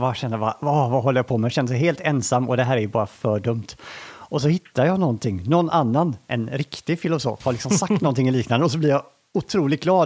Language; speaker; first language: Swedish; native; Swedish